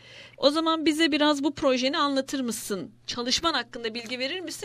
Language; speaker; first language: Turkish; native; Turkish